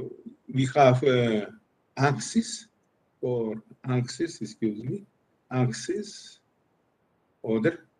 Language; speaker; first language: English; non-native, learner; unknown